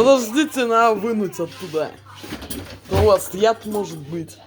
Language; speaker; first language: Russian; native; Russian